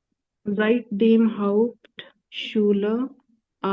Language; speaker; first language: German; non-native, learner; Hindi